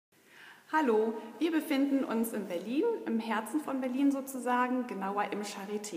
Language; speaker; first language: German; native; German